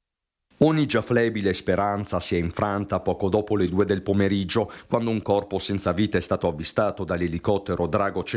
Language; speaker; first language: Italian; native; Italian